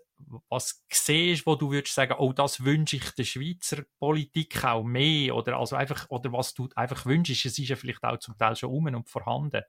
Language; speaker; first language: German; native; German